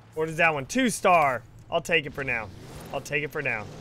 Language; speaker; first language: English; native; English